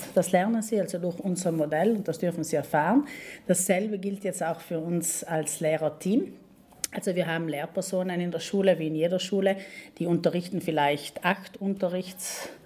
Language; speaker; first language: German; native; German